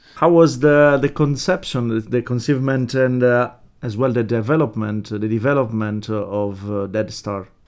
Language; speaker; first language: English; non-native, fluent; Italian